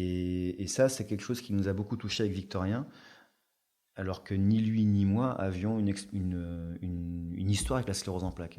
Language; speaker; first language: French; native; French